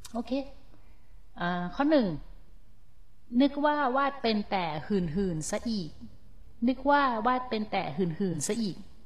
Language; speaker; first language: Thai; native; Thai